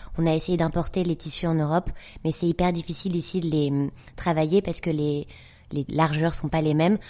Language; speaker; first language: French; native; French